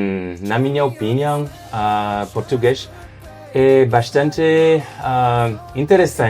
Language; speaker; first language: Portuguese; non-native, learner; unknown